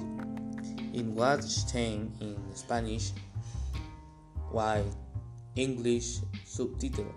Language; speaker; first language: English; non-native, learner; Spanish